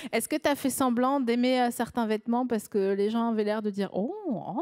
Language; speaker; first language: French; native; French